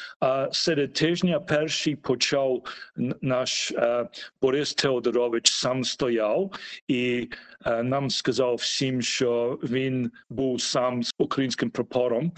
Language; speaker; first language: Ukrainian; early bilingual, heritage; Ukrainian